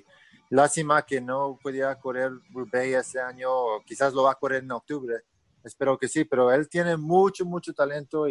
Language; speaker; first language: Spanish; early bilingual, heritage; Spanish